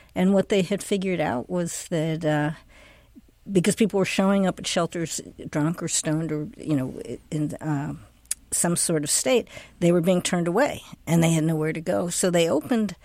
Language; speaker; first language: English; native; English